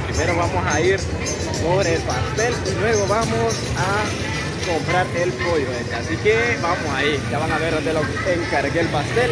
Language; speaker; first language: Spanish; native; Spanish